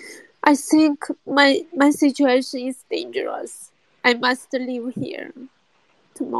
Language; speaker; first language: English; non-native, learner; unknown